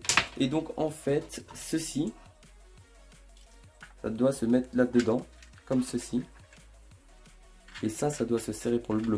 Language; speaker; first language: French; native; French